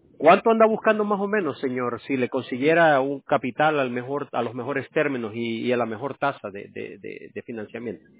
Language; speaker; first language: Spanish; early bilingual, heritage; Spanish